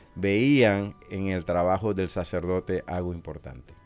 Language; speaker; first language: Spanish; native; Spanish